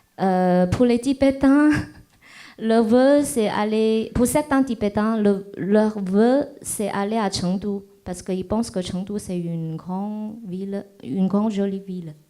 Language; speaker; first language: French; non-native, fluent; Chinese